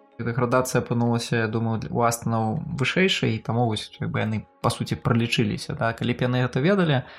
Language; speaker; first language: Belarusian; non-native, local second language; Russian